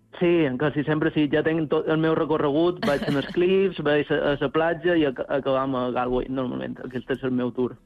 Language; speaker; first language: Catalan; native; Catalan